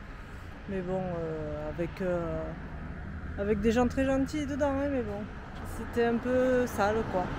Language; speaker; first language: French; native; French